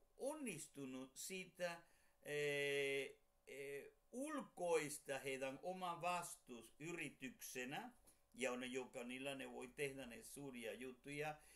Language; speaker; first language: Finnish; non-native, fluent; Spanish